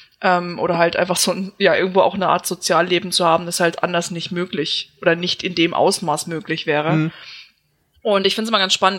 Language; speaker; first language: German; native; German